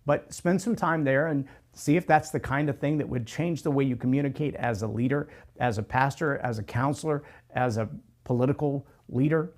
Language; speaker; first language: English; native; English